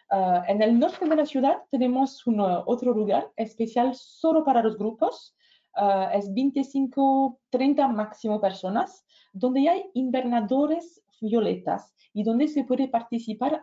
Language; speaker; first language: Spanish; non-native, fluent; French